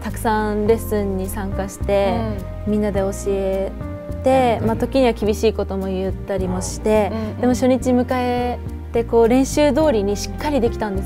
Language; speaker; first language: Japanese; native; Japanese